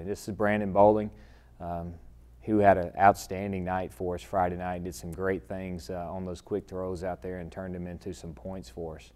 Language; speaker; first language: English; native; English